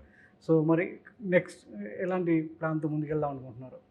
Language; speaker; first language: Telugu; native; Telugu